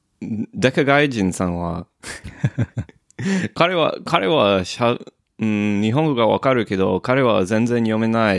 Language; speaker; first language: Japanese; non-native, learner; English